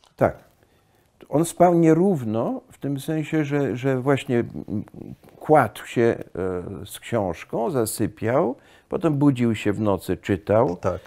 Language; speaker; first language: Polish; early bilingual, heritage; Polish